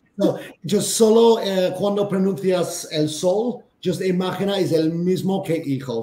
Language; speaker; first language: Spanish; non-native, fluent; English